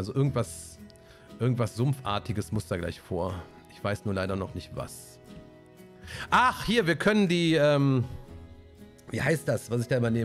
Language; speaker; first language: German; native; German